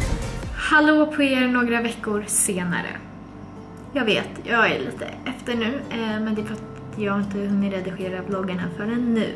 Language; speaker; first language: Swedish; native; Swedish